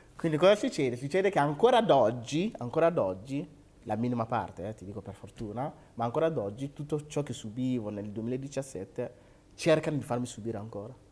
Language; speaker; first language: Italian; early bilingual, other home language; Akan